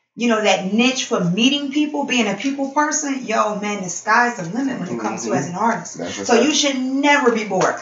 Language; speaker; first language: English; native; English